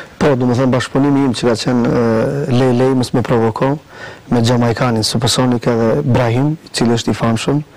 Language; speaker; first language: Albanian; early bilingual, heritage; Albanian